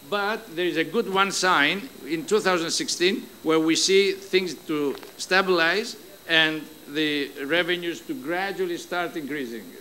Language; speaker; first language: English; non-native, fluent; Greek